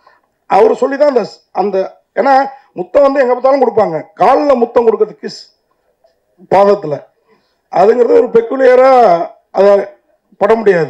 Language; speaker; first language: Tamil; native; Tamil